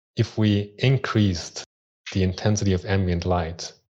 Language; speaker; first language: English; early bilingual, other home language; Swiss German